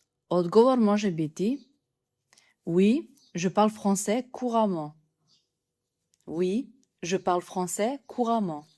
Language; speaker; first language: French; non-native, fluent; Serbian